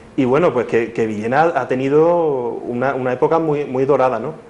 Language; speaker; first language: Spanish; native; Spanish